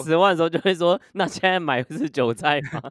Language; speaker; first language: Chinese; native; Chinese